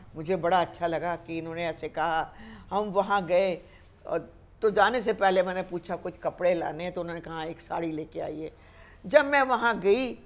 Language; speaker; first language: Hindi; native; Hindi